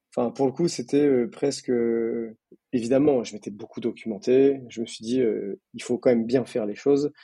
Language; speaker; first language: French; native; French